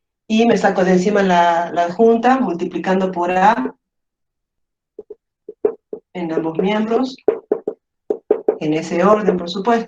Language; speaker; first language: Spanish; native; Spanish